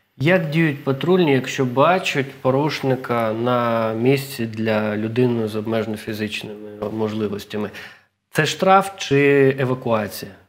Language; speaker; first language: Ukrainian; non-native, local second language; Russian